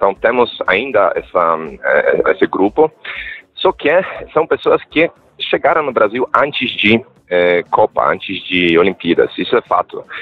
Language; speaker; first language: Portuguese; non-native, fluent; Polish